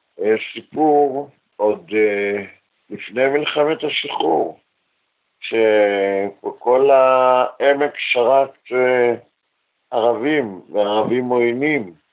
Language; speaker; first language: Hebrew; native; Hebrew